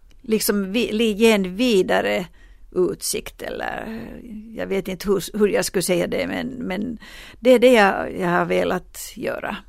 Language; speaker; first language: Swedish; non-native, local second language; Finnish